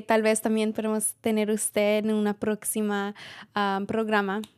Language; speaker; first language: Spanish; early bilingual, heritage; Spanish